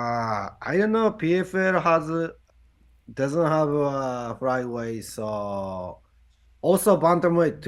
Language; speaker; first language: English; non-native, learner; Japanese